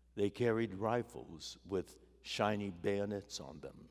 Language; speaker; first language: English; native; English